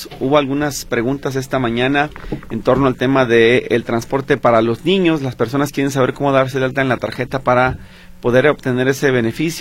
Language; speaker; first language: Spanish; native; Spanish